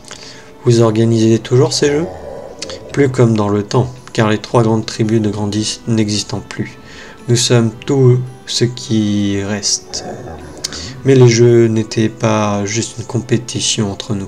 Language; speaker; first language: French; native; French